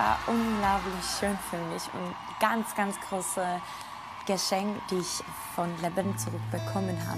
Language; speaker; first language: German; non-native, fluent; Georgian